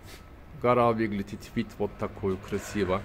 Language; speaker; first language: Russian; non-native, learner; Turkish